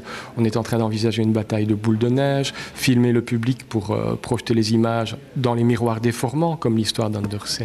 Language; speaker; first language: French; native; French